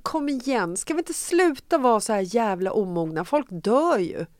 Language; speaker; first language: Swedish; native; Swedish